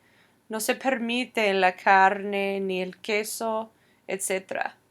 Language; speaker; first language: Spanish; non-native, fluent; English